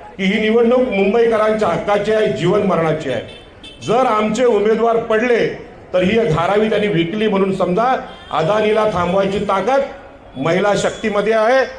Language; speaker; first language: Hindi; non-native, local second language; Marathi